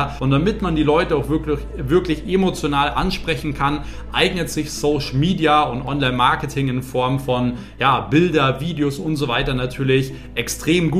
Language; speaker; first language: German; native; German